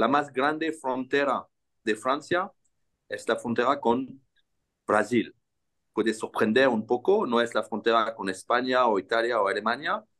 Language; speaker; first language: Spanish; non-native, fluent; French